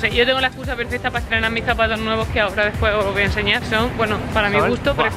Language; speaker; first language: Spanish; native; Spanish